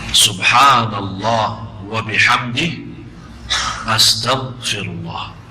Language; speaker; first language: Malay; non-native, fluent; Arabic